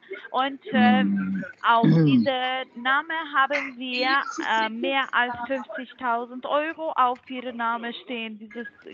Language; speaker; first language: German; non-native, learner; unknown